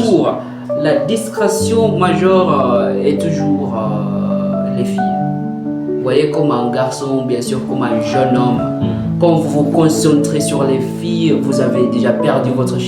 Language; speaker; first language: French; non-native, learner; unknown